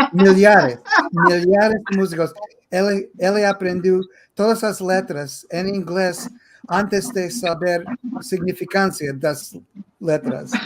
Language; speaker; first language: Portuguese; non-native, fluent; English